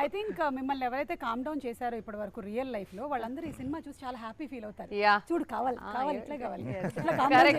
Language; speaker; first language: Telugu; native; Telugu